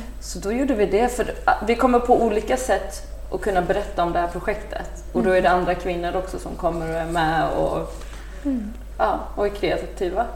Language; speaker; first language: Swedish; early bilingual, other home language; Persian